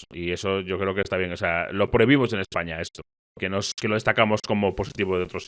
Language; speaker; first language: Spanish; native; Spanish